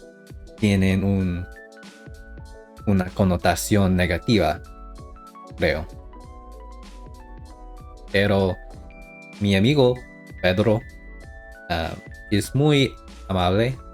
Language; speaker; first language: Spanish; non-native, learner; English